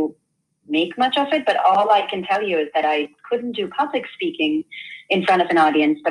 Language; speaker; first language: English; non-native, local second language; Hindi